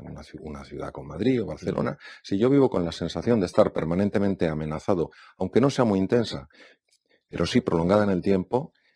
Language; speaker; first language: Spanish; native; Spanish